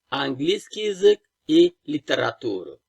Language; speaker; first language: Russian; non-native, fluent; Turkish